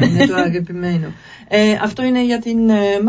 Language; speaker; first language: Greek; non-native, learner; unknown